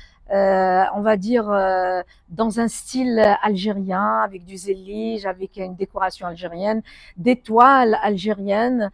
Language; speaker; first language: French; non-native, local second language; Arabic